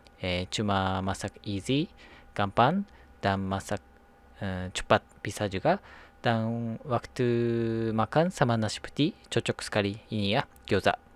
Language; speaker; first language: Indonesian; non-native, learner; Japanese